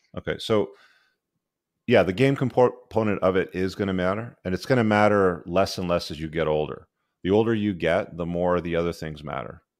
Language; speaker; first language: English; native; English